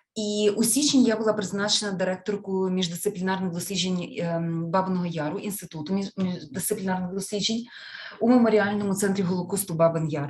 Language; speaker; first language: Ukrainian; native; Ukrainian